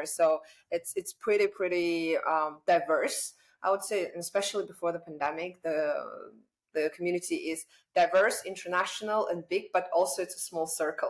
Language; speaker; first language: English; non-native, fluent; Chinese